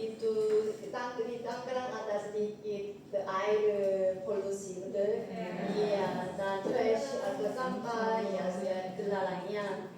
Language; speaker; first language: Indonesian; non-native, learner; Korean